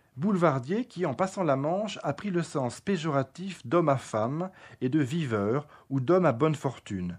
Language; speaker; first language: French; native; French